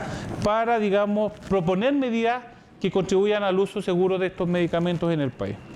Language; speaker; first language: Spanish; native; Spanish